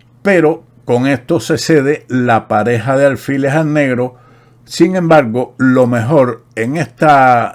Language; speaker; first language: Spanish; native; Spanish